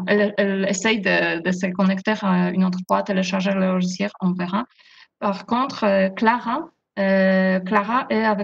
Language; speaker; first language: French; non-native, fluent; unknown